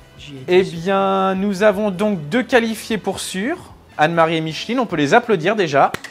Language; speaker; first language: French; native; French